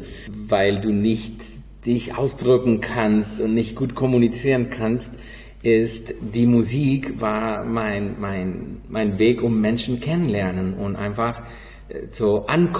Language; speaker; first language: German; non-native, fluent; Spanish